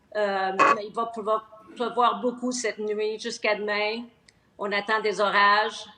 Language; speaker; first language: French; native; French